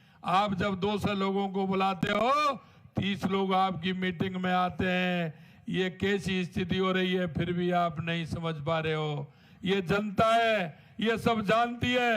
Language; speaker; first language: Hindi; native; Hindi